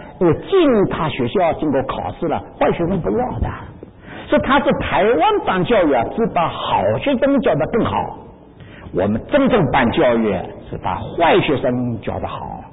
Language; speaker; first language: Chinese; native; Chinese